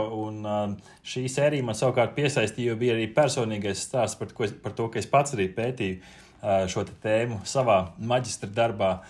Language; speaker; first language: Latvian; non-native, local second language; Russian